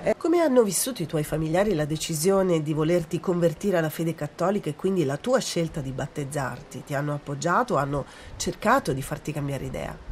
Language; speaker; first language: Italian; native; Italian